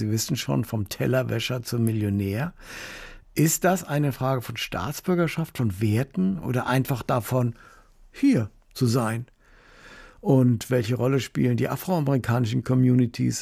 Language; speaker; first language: German; native; German